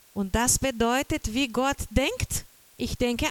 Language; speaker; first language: German; non-native, fluent; Portuguese